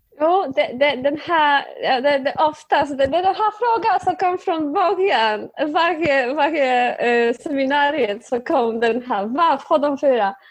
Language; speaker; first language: Swedish; non-native, fluent; Polish